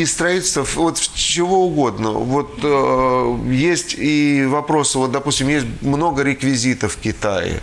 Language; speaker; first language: Russian; native; Russian